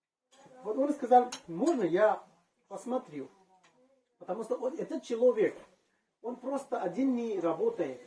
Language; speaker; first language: Russian; non-native, learner; Manipuri